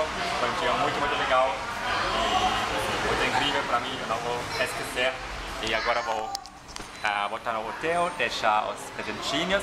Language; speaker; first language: Portuguese; non-native, fluent; German